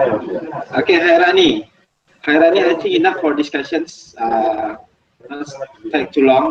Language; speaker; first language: English; non-native, learner; Indonesian